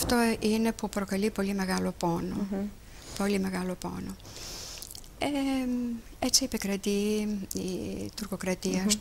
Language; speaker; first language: Greek; native; Greek